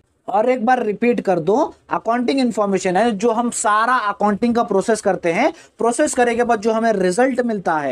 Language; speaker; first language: Hindi; native; Hindi